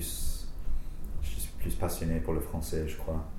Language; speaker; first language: French; non-native, fluent; English